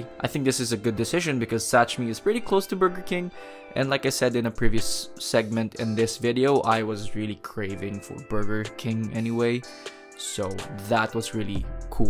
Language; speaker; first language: English; non-native, local second language; Filipino